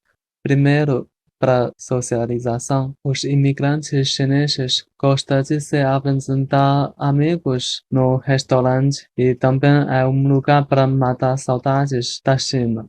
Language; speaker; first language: Portuguese; non-native, fluent; Chinese